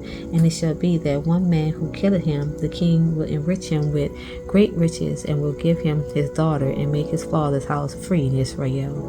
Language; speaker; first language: English; native; English